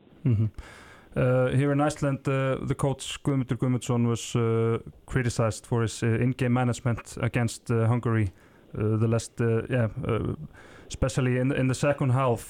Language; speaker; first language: English; non-native, fluent; Icelandic